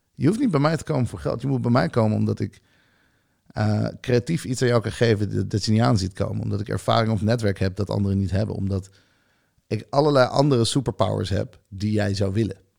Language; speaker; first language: Dutch; early bilingual, other home language; Hebrew